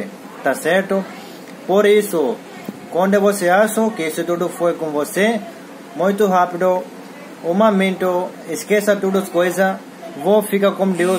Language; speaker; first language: Portuguese; non-native, learner; Hindi